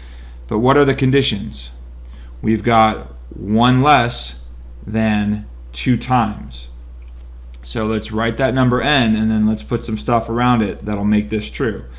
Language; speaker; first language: English; native; English